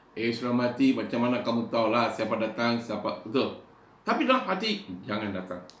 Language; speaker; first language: Malay; non-native, local second language; Iban